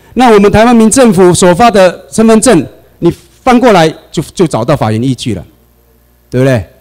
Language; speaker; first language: Chinese; native; Chinese